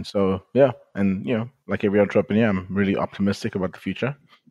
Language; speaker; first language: English; native; English